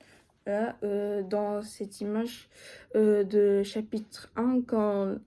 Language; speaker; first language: French; non-native, fluent; Japanese